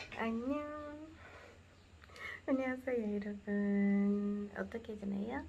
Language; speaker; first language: Korean; non-native, learner; Portuguese